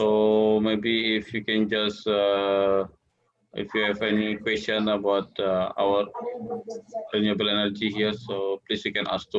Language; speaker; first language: English; non-native, learner; Indonesian